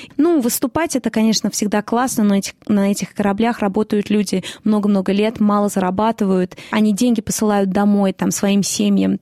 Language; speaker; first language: Russian; early bilingual, heritage; Russian